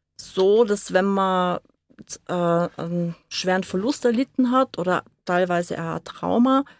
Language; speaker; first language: German; native; German